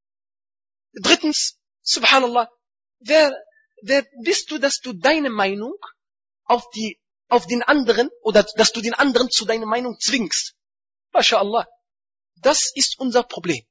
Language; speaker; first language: German; non-native, fluent; Arabic